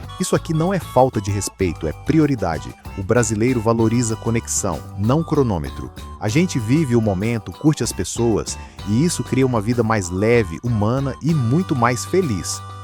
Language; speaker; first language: Portuguese; native; Portuguese